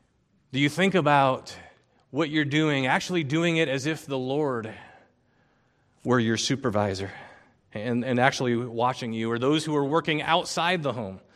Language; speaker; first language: English; native; English